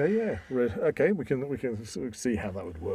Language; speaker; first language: English; native; English